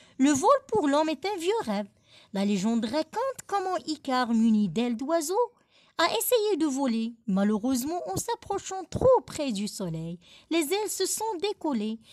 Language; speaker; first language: French; non-native, local second language; Arabic